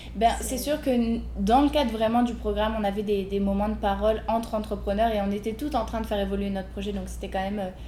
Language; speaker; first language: French; native; French